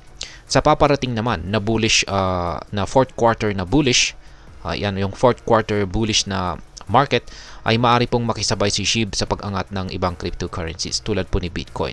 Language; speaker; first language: Filipino; native; Filipino